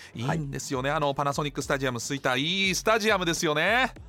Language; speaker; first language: Japanese; non-native, fluent; German